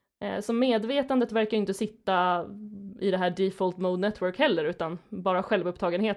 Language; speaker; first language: Swedish; native; Swedish